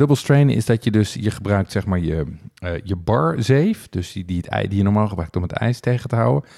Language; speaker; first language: Dutch; native; Dutch